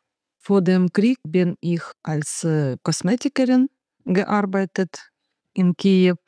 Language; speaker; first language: German; non-native, learner; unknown